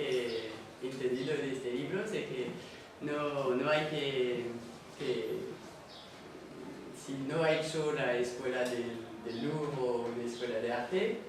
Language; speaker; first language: Spanish; non-native, fluent; French